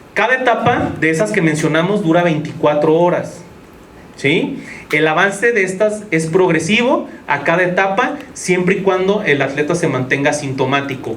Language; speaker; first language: Spanish; native; Spanish